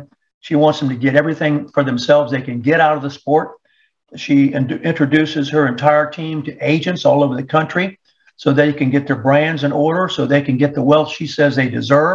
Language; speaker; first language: English; native; English